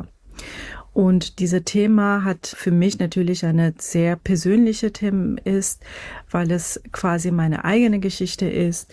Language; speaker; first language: German; non-native, fluent; Persian